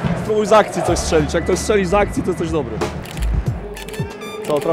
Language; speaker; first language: Polish; native; Polish